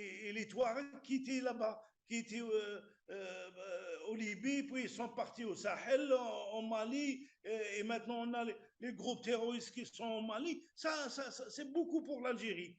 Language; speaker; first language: French; non-native, local second language; Arabic